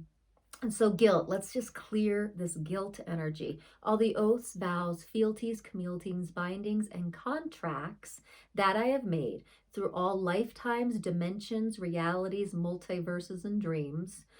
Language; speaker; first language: English; native; English